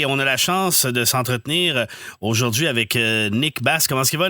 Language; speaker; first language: French; native; French